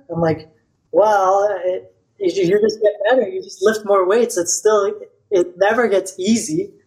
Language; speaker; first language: English; non-native, fluent; Bulgarian